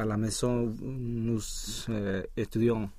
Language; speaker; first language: French; non-native, learner; Swedish